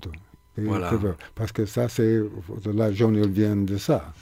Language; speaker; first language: French; non-native, learner; English